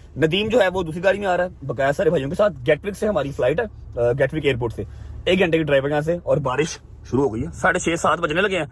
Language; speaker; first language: Urdu; non-native, local second language; Punjabi